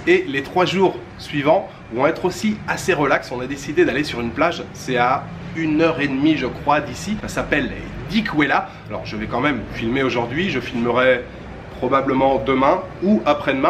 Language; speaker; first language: French; native; French